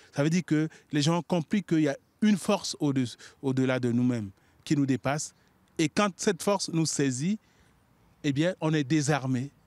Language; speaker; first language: French; non-native, local second language; Sango